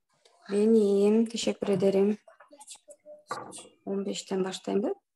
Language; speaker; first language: Turkish; non-native, learner; Kyrgyz